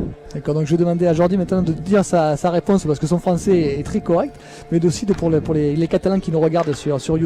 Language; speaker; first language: French; native; French